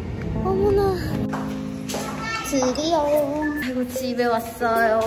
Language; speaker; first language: Korean; non-native, learner; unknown